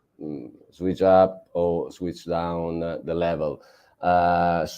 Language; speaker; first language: English; non-native, learner; Italian